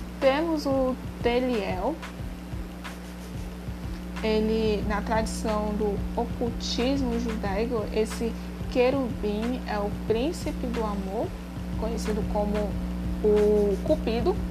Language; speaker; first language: Portuguese; native; Portuguese